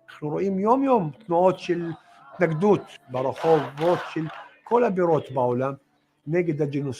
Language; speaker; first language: Hebrew; non-native, local second language; Arabic